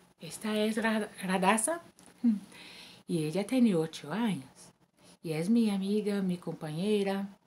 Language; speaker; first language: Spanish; non-native, learner; Portuguese